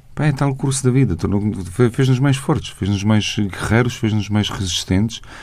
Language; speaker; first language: Portuguese; non-native, fluent; Bosnian